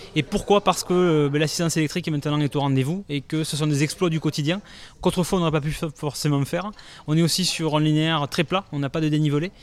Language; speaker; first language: French; native; French